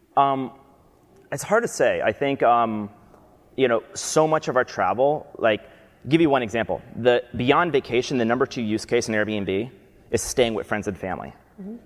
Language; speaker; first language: English; native; English